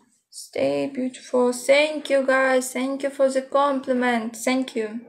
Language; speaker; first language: English; non-native, learner; Ukrainian